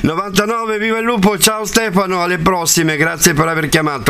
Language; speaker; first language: Italian; native; Italian